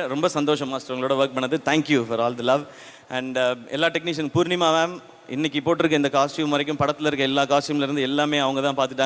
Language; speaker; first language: Tamil; native; Tamil